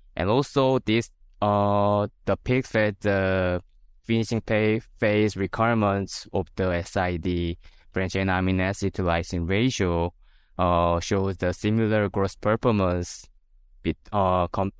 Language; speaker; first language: English; non-native, fluent; Korean